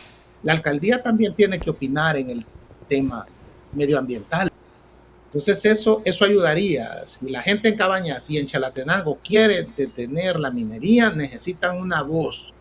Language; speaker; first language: Spanish; native; Spanish